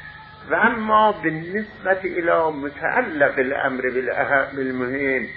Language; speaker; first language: Arabic; non-native, fluent; Persian